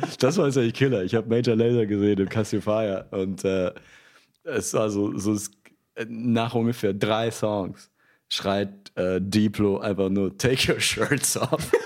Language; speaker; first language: German; early bilingual, other home language; Russian